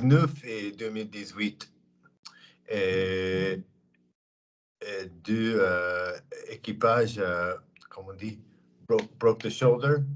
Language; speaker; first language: French; non-native, learner; English